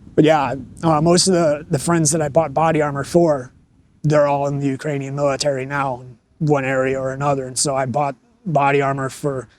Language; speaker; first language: English; native; English